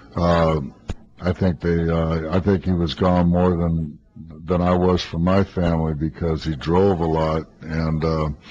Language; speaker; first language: English; native; English